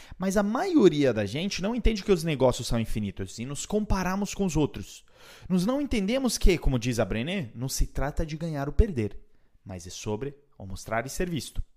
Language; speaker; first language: Portuguese; non-native, fluent; Italian